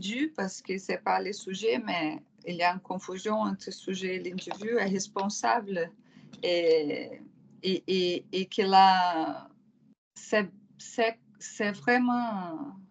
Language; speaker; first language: French; non-native, fluent; Portuguese